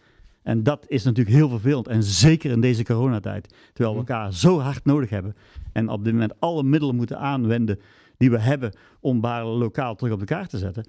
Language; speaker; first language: Dutch; native; Dutch